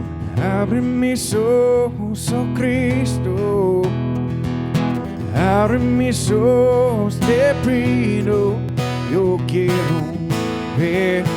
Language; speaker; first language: Spanish; non-native, fluent; English